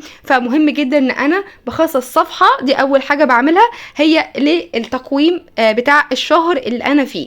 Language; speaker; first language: Arabic; native; Arabic